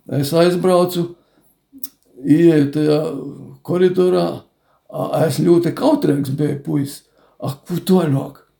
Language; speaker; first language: Latvian; native; Latvian